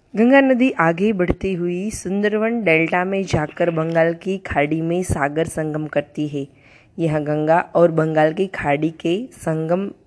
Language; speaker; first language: Hindi; non-native, local second language; Gujarati